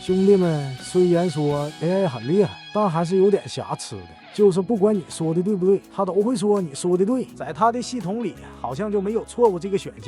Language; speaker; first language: Chinese; native; Chinese